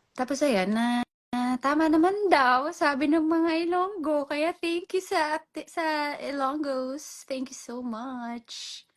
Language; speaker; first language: Filipino; native; Filipino